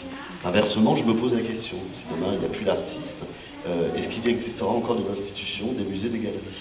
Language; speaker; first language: French; native; French